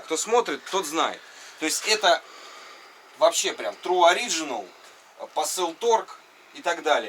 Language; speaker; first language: Russian; native; Russian